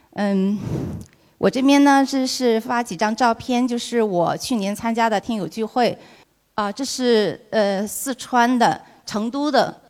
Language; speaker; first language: Chinese; native; Chinese